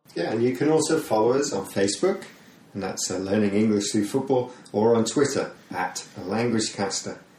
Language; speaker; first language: English; native; English